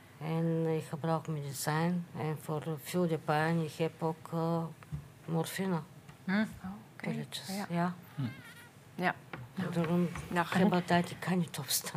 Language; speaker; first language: Dutch; non-native, learner; Bulgarian